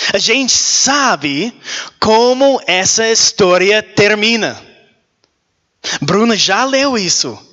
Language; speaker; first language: Portuguese; non-native, learner; English